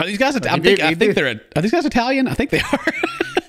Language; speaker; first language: English; native; English